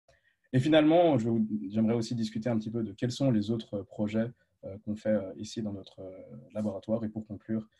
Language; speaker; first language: French; native; French